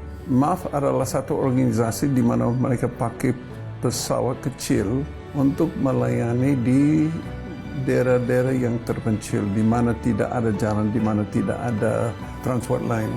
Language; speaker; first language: Indonesian; non-native, fluent; English